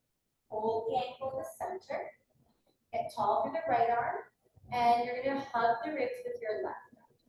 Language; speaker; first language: English; native; English